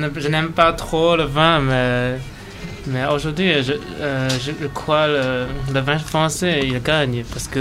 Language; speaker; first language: French; non-native, learner; Chinese